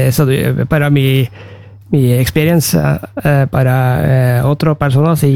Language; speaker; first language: Spanish; non-native, learner; Norwegian